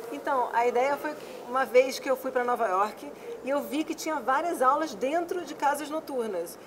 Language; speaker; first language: Portuguese; non-native, fluent; Spanish